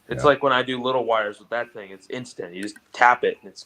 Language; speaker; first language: English; native; English